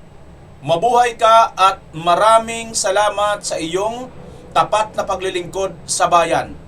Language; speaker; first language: Filipino; native; Filipino